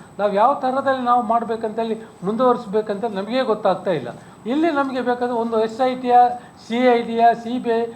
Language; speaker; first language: Kannada; native; Kannada